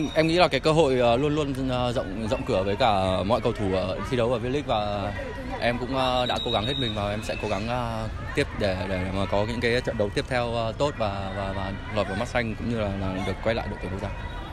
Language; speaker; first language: Vietnamese; early bilingual, heritage; Vietnamese